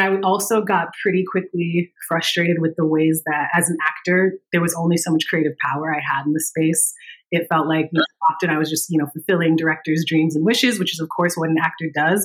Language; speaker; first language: English; native; English